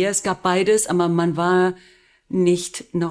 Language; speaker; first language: German; early bilingual, other home language; Spanish